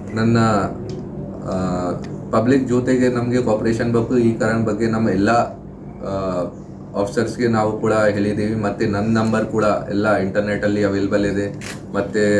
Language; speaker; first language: Kannada; non-native, local second language; Hindi